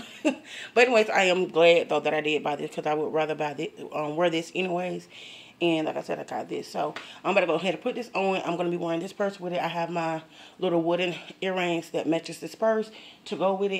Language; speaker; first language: English; native; English